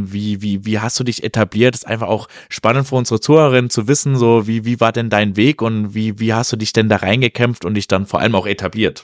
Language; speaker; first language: German; native; German